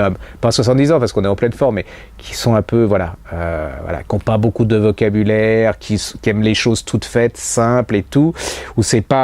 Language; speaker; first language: French; native; French